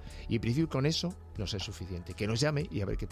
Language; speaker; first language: Spanish; native; Spanish